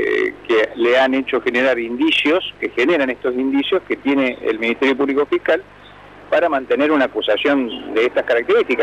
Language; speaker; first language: Spanish; native; Spanish